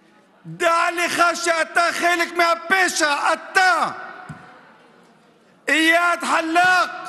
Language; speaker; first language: Hebrew; non-native, local second language; Arabic